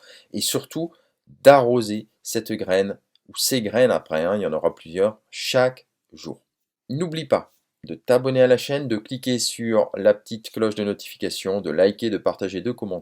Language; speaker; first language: French; native; French